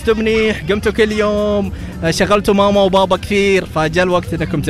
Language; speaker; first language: Arabic; native; Arabic